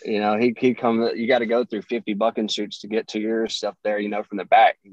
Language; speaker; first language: English; native; English